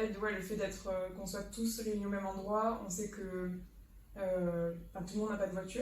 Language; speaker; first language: French; native; French